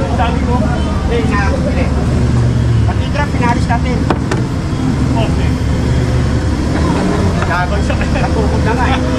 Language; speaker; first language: Filipino; native; Filipino